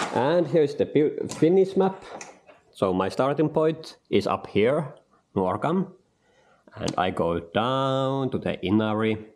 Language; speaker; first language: English; non-native, learner; Finnish